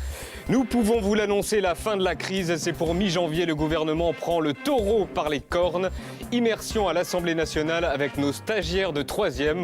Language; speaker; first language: French; native; French